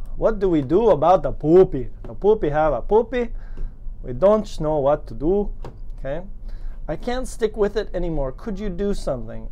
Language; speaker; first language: English; native; English